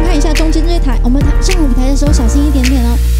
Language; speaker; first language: Chinese; native; Chinese